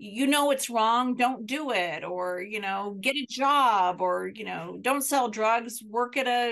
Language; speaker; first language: English; native; English